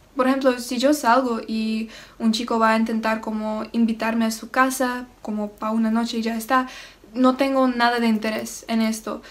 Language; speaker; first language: Spanish; non-native, fluent; Russian